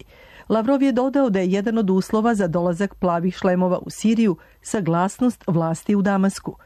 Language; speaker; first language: Croatian; native; Croatian